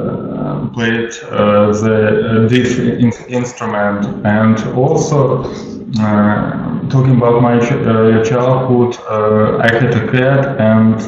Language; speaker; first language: English; non-native, learner; Russian